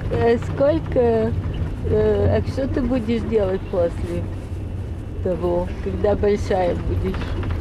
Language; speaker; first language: Russian; non-native, learner; Bulgarian